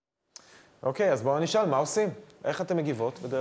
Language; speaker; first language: Hebrew; native; Hebrew